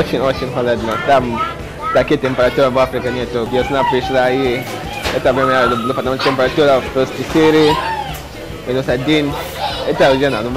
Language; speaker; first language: Russian; non-native, learner; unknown